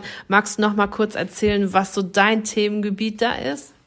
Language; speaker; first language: German; native; German